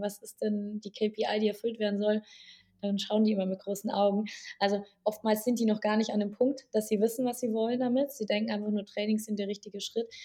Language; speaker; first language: German; native; German